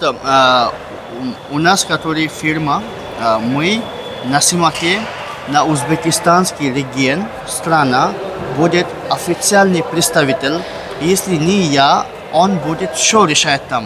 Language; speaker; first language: Russian; non-native, learner; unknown